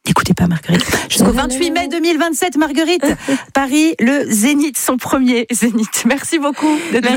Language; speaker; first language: French; native; French